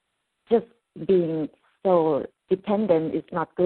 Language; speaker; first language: English; non-native, fluent; Thai